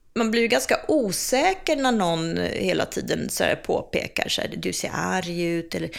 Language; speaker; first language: Swedish; early bilingual, other home language; Czech